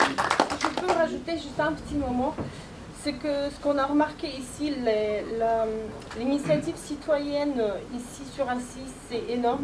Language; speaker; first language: French; non-native, fluent; Ukrainian